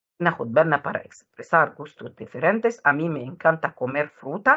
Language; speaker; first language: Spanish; non-native, fluent; Arabic